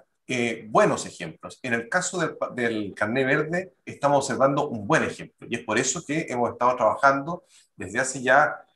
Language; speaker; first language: Spanish; native; Spanish